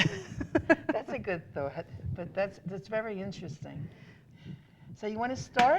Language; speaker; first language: English; native; English